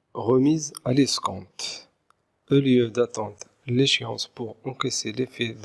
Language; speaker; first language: French; non-native, local second language; Arabic